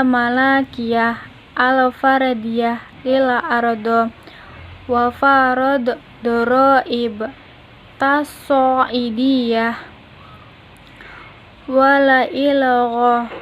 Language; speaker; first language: Arabic; non-native, learner; Indonesian